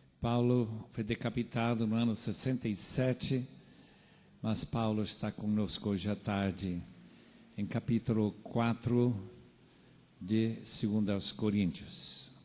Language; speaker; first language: Portuguese; non-native, fluent; English